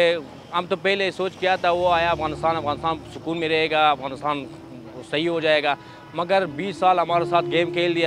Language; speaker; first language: Hindi; non-native, learner; Persian